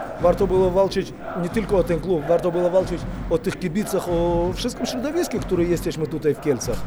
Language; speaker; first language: Polish; non-native, fluent; Russian